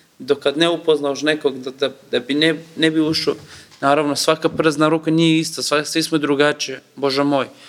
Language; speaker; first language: Serbian; non-native, learner; Kurdish